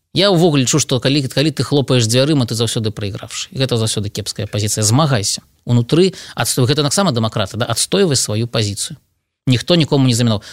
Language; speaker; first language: Belarusian; non-native, local second language; Russian